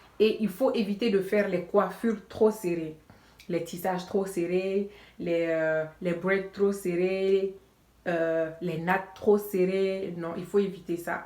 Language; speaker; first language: French; non-native, local second language; Bambara